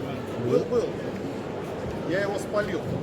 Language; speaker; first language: Russian; native; Russian